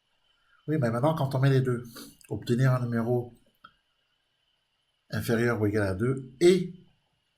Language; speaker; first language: French; native; French